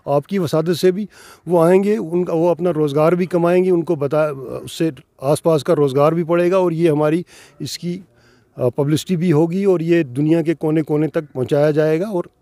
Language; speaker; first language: Urdu; non-native, local second language; Kashmiri